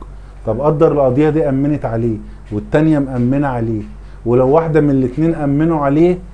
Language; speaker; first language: Arabic; native; Arabic